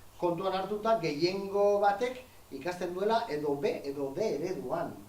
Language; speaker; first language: Basque; native; Basque